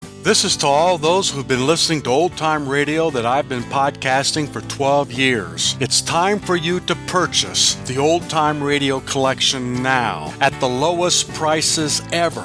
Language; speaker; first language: English; native; English